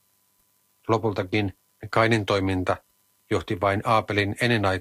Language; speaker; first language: Finnish; native; Finnish